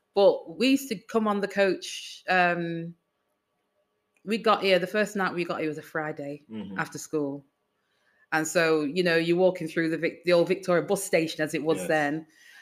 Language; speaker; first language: English; native; English